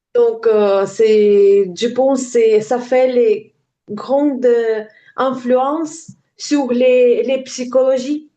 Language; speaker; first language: French; non-native, learner; Ukrainian